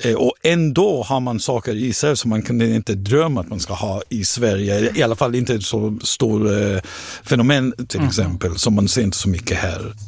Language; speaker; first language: Swedish; non-native, fluent; Hebrew